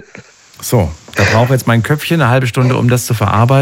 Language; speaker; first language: German; native; German